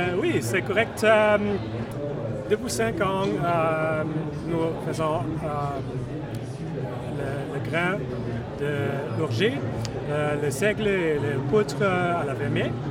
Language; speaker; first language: French; non-native, learner; German